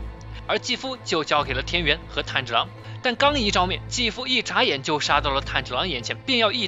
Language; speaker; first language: Chinese; native; Chinese